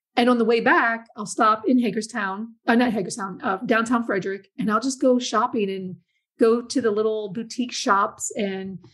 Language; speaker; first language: English; native; English